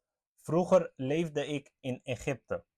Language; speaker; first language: Dutch; non-native, fluent; Arabic